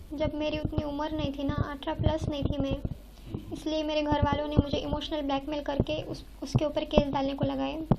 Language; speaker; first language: Hindi; non-native, local second language; Marathi